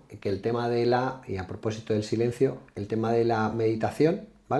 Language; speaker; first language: Spanish; native; Spanish